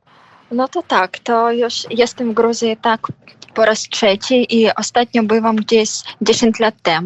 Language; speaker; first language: Polish; non-native, fluent; Ukrainian